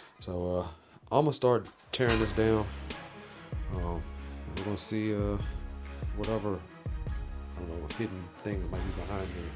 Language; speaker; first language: English; native; English